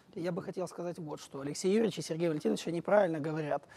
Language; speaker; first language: Russian; native; Russian